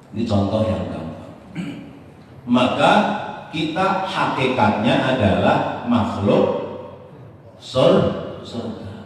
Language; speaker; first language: Indonesian; non-native, local second language; Javanese